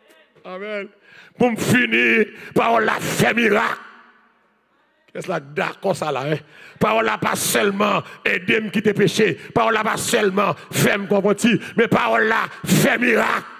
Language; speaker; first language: French; non-native, learner; Haitian Creole